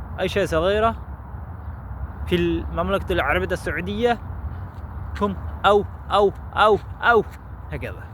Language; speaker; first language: Arabic; non-native, learner; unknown